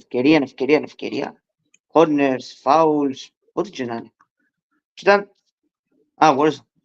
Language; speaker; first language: Greek; early bilingual, heritage; Greek